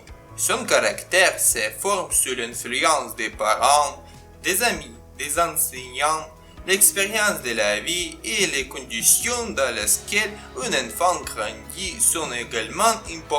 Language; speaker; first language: French; non-native, fluent; Ukrainian